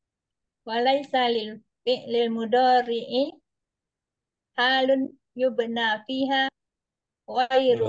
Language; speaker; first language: Arabic; non-native, learner; Indonesian